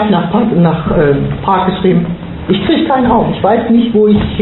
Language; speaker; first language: German; native; German